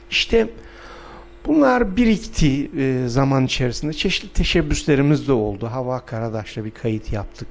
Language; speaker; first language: Turkish; non-native, local second language; Adyghe